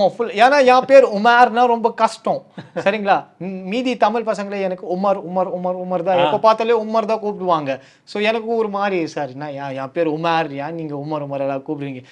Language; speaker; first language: Tamil; non-native, learner; Kashmiri